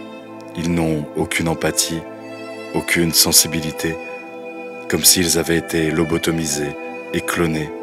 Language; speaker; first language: French; native; French